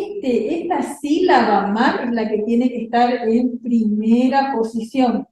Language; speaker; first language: Spanish; native; Spanish